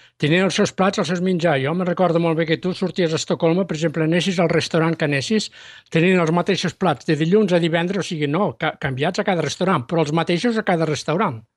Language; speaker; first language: Catalan; native; Catalan